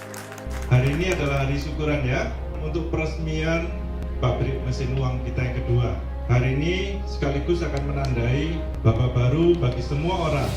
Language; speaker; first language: Indonesian; native; Indonesian